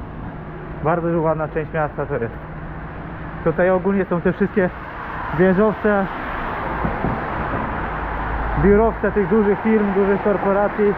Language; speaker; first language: Polish; native; Polish